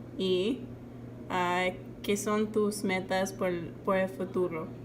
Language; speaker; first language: Spanish; non-native, learner; English